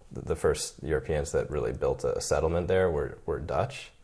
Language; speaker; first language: English; native; English